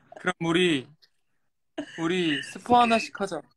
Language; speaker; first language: Korean; early bilingual, heritage; Korean